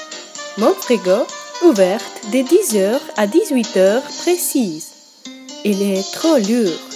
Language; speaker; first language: French; non-native, learner; Russian